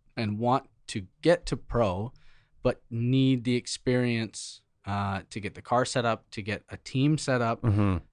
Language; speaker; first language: English; native; English